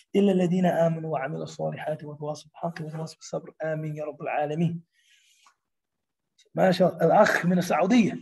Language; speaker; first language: Arabic; non-native, fluent; English